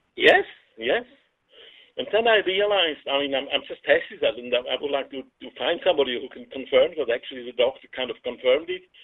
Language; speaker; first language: English; non-native, fluent; Swiss German